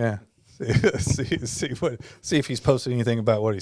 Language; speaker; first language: English; native; English